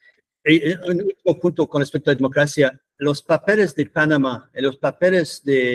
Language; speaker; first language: Spanish; non-native, fluent; English